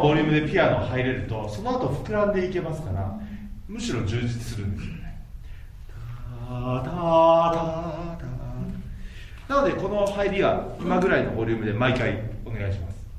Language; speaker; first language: Japanese; native; Japanese